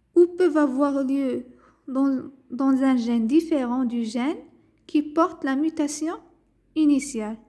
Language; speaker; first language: French; non-native, local second language; Arabic